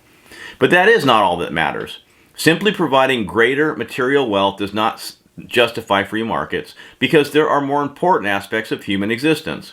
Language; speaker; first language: English; native; English